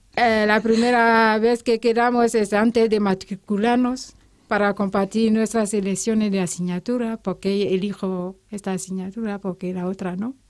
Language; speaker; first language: Spanish; non-native, fluent; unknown